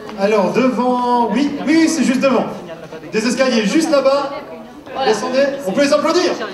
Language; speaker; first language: French; native; French